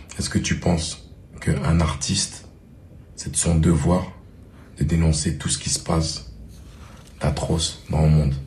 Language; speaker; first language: French; native; French